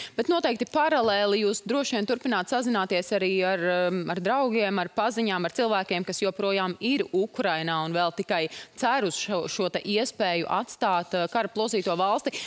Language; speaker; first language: Latvian; native; Latvian